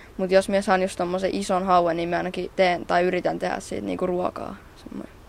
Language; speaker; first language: Finnish; native; Finnish